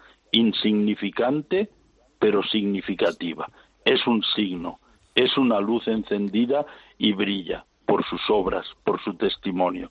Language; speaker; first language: Spanish; native; Spanish